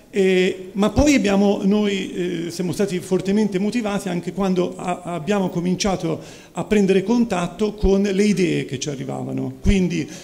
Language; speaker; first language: Italian; native; Italian